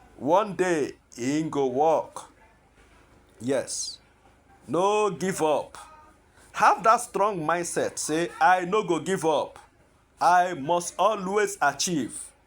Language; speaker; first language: Nigerian Pidgin; non-native, local second language; Igbo